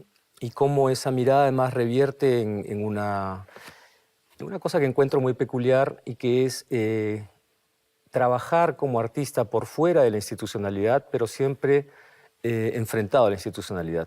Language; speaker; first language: Spanish; native; Spanish